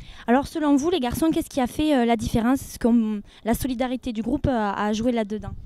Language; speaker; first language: French; native; French